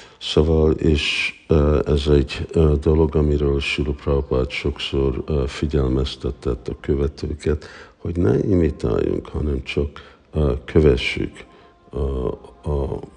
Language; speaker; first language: Hungarian; early bilingual, heritage; Hungarian